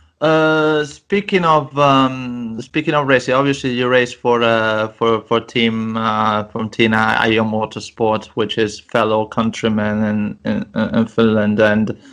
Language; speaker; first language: English; non-native, fluent; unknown